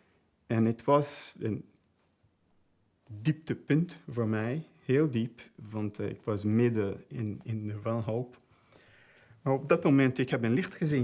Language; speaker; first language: Dutch; non-native, fluent; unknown